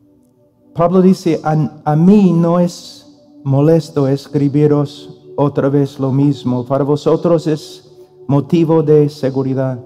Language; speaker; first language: Spanish; non-native, fluent; English